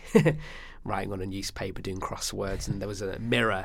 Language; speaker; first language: English; native; English